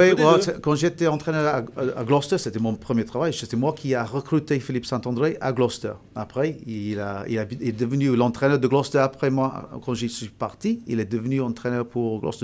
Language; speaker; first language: French; non-native, fluent; English